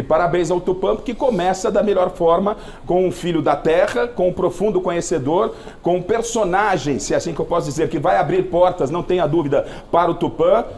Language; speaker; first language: Portuguese; native; Portuguese